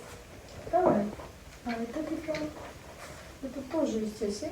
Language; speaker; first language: Russian; non-native, learner; Armenian